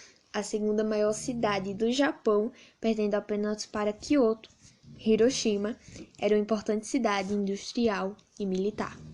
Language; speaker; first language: Portuguese; native; Portuguese